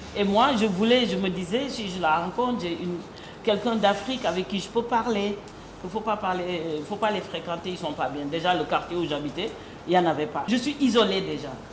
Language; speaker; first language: French; non-native, local second language; Wolof